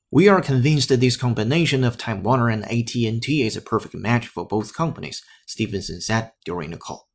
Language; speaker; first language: English; non-native, fluent; Chinese